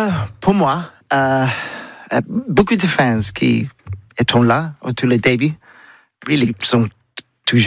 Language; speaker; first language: French; non-native, learner; English